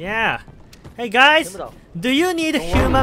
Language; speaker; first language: English; non-native, learner; Japanese